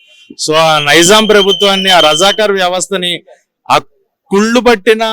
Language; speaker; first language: Telugu; native; Telugu